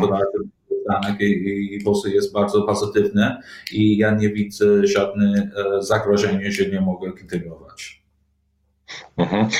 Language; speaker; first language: Polish; non-native, learner; English